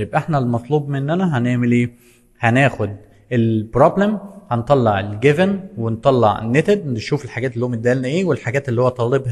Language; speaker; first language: Arabic; native; Arabic